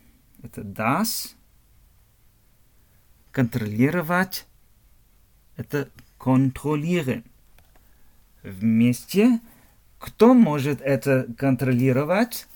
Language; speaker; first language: Russian; non-native, fluent; German